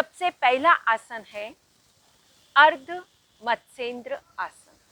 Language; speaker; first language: Hindi; native; Hindi